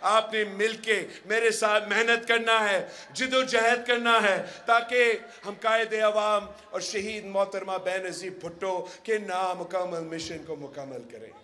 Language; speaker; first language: Urdu; early bilingual, heritage; Urdu